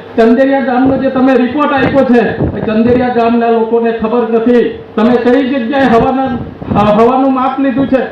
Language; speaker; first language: Gujarati; non-native, local second language; Vasavi